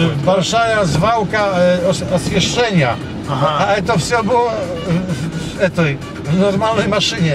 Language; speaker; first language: Russian; non-native, learner; Polish